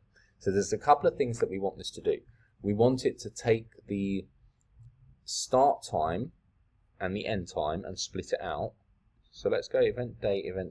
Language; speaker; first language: English; native; English